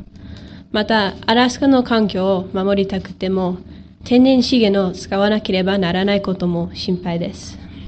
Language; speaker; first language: Japanese; non-native, learner; English